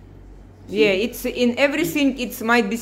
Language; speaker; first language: English; non-native, learner; Russian